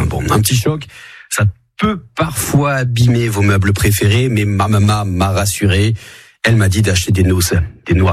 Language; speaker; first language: French; native; French